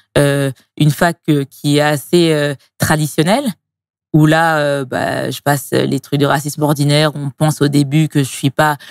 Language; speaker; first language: French; native; French